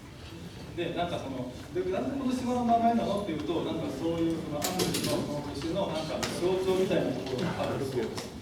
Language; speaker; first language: Japanese; native; Japanese